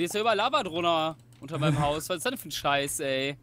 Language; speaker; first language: German; native; German